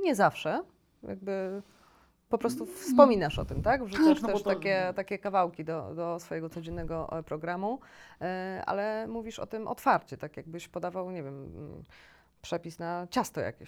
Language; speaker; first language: Polish; native; Polish